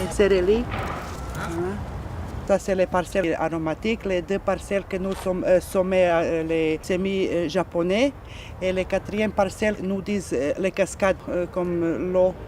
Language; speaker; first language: French; non-native, learner; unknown